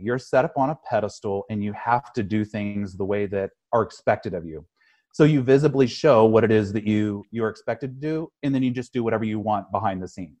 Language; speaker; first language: English; native; English